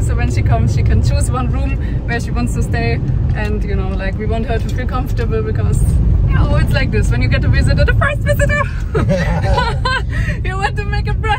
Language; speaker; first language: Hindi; non-native, learner; German